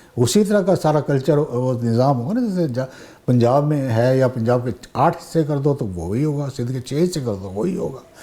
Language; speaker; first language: Urdu; non-native, local second language; Saraiki